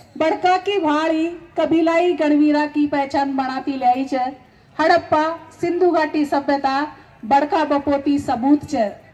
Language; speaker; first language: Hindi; non-native, local second language; Rajasthani